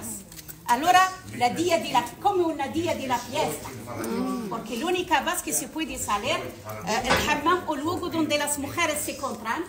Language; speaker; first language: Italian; non-native, learner; Arabic